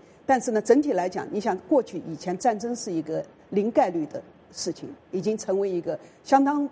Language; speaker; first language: Chinese; native; Chinese